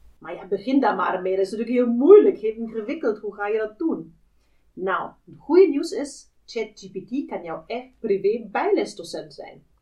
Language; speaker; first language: Dutch; non-native, fluent; German